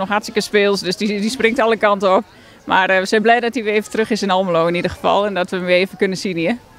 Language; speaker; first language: Dutch; native; Dutch